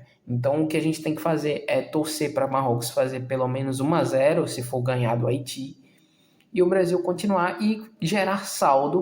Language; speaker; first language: Portuguese; native; Portuguese